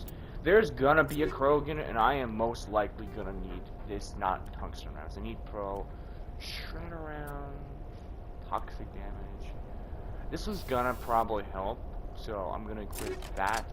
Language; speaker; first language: English; native; English